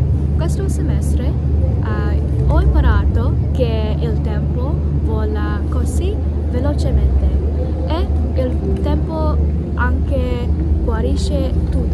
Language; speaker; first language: Italian; non-native, learner; English